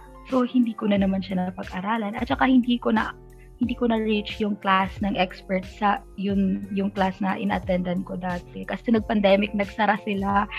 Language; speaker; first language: Filipino; non-native, local second language; Waray